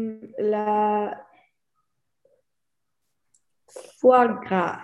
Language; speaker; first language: French; non-native, learner; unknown